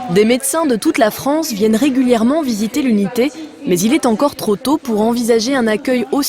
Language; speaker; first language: French; native; French